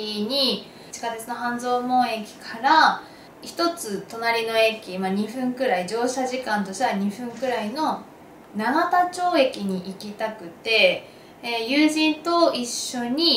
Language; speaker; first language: Japanese; native; Japanese